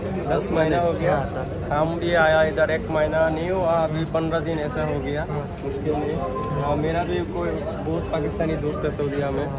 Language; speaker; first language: Hindi; non-native, learner; Bangla